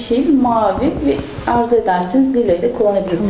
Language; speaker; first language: Turkish; native; Turkish